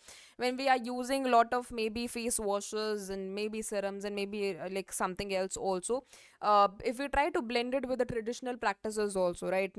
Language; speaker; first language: English; non-native, local second language; Hindi